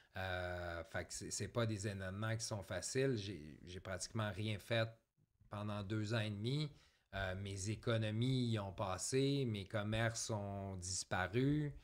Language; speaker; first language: French; native; French